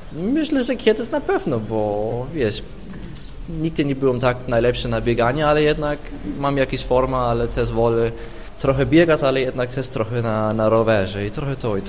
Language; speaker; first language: Polish; non-native, fluent; Danish